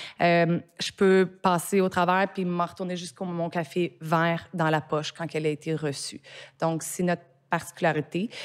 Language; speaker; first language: French; native; French